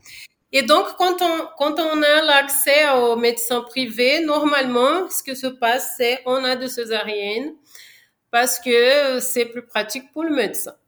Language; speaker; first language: French; non-native, fluent; Portuguese